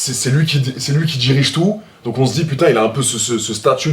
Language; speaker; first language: French; native; French